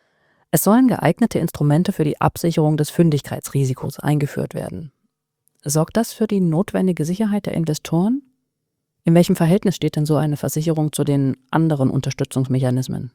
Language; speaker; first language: German; native; German